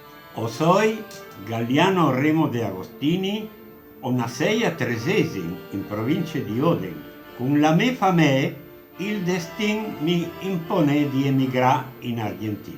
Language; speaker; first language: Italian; non-native, local second language; Friulian